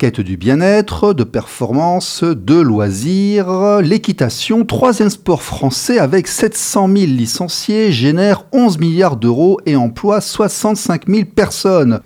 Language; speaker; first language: French; native; French